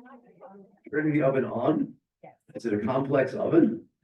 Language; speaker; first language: English; native; English